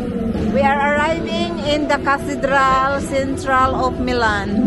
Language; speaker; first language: English; non-native, learner; Filipino